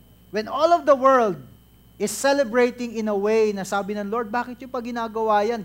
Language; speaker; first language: English; non-native, local second language; Filipino